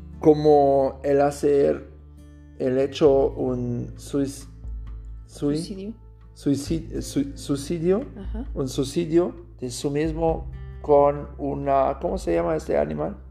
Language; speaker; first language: Spanish; non-native, learner; German